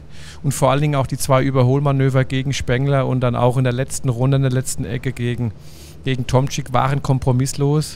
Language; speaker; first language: German; native; German